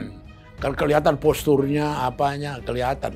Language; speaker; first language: Indonesian; native; Indonesian